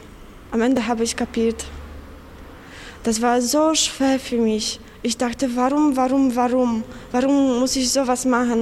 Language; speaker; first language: German; non-native, fluent; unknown